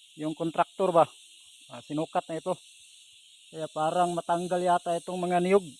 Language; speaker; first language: Filipino; non-native, local second language; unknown